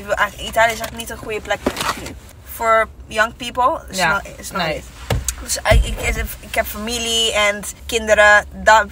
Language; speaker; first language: Dutch; non-native, learner; Italian